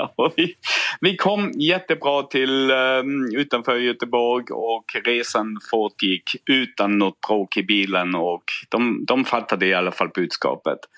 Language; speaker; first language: Swedish; non-native, fluent; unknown